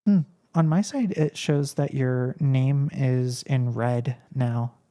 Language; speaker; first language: English; native; English